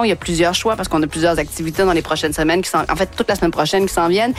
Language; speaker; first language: French; native; French